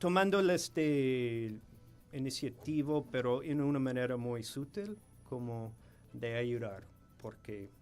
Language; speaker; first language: Spanish; non-native, fluent; English